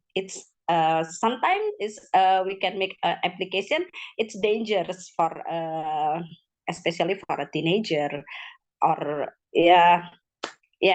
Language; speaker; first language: English; non-native, learner; Indonesian